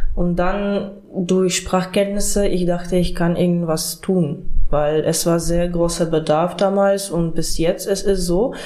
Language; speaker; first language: German; non-native, fluent; Ukrainian